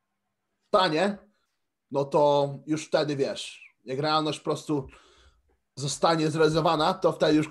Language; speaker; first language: Polish; early bilingual, heritage; Polish